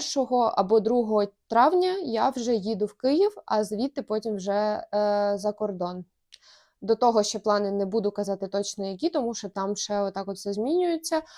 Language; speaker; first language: Ukrainian; native; Ukrainian